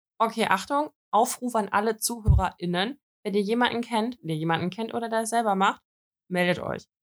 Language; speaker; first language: German; early bilingual, other home language; Russian